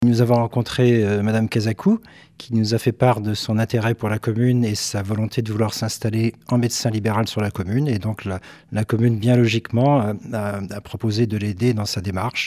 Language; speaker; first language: French; native; French